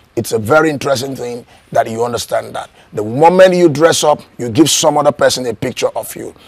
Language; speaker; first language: English; non-native, local second language; Igbo